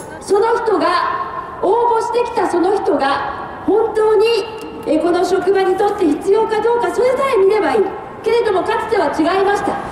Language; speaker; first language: Japanese; native; Japanese